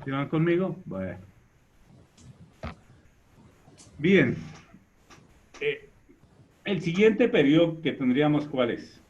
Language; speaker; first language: Spanish; native; Spanish